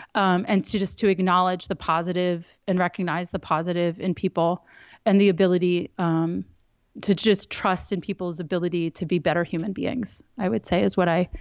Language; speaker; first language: English; native; English